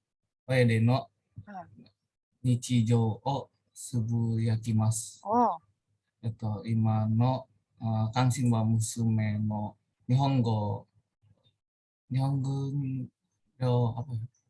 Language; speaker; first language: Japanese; non-native, learner; Indonesian